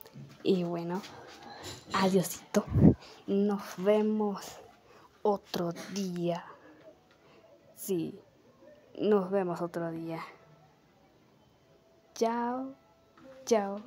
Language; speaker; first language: Spanish; native; Spanish